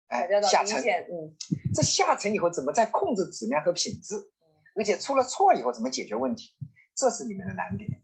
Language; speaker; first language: Chinese; native; Chinese